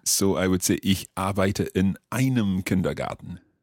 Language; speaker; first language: German; non-native, learner; English